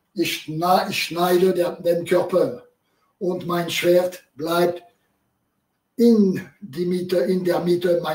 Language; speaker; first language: German; non-native, learner; French